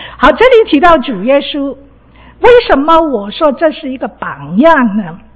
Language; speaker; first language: Chinese; non-native, local second language; Cantonese